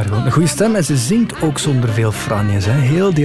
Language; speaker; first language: Dutch; native; Dutch